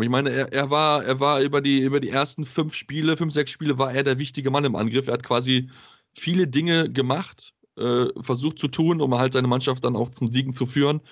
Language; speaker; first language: German; native; German